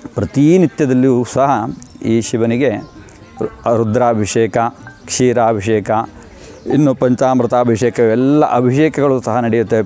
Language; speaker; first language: Kannada; native; Kannada